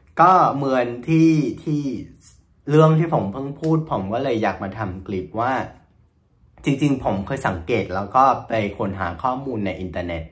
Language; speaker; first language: Thai; non-native, fluent; Vietnamese